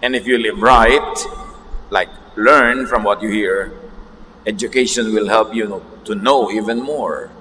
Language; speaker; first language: English; non-native, local second language; Filipino